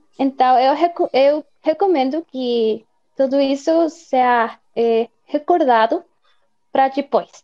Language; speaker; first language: Portuguese; non-native, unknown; Spanish